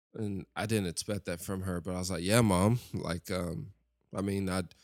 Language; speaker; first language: English; native; English